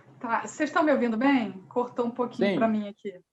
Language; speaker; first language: Portuguese; native; Portuguese